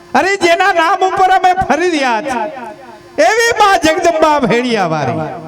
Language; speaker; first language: Gujarati; native; Gujarati